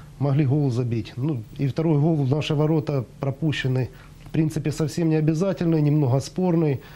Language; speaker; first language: Russian; native; Russian